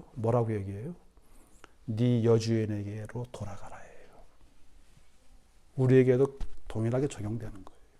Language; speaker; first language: Korean; native; Korean